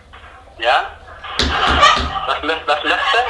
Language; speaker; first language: German; non-native, learner; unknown